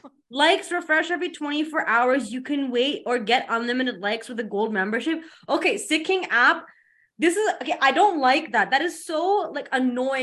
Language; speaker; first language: English; early bilingual, other home language; Punjabi